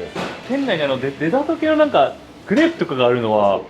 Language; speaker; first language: Japanese; native; Japanese